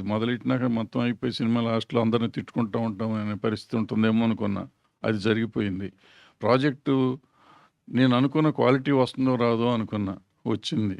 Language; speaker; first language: Telugu; native; Telugu